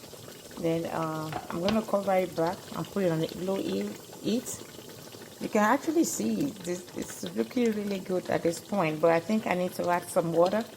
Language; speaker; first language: English; non-native, local second language; Yoruba